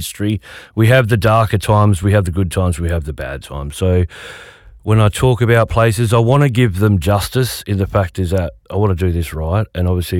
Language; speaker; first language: English; native; English